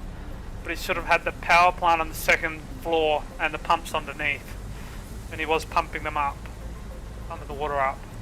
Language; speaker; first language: English; native; English